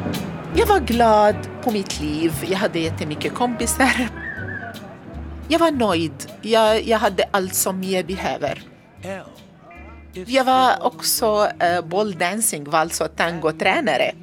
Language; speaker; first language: Swedish; non-native, learner; Arabic